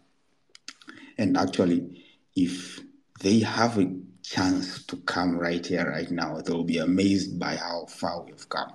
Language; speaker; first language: English; non-native, local second language; Swahili